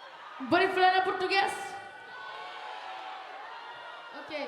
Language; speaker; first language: Portuguese; non-native, local second language; Kabuverdianu